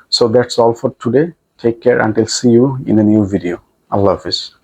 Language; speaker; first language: English; non-native, local second language; Bangla